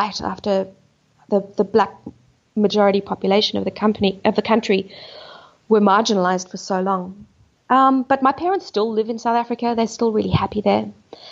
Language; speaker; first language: English; native; English